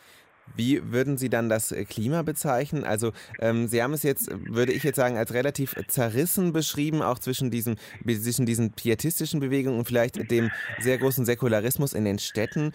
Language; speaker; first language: German; native; German